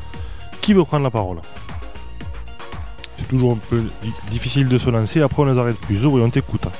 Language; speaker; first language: French; native; French